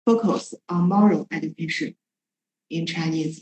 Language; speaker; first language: English; non-native, learner; Chinese